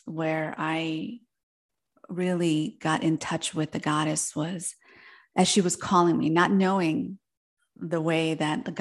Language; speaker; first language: English; early bilingual, other home language; Spanish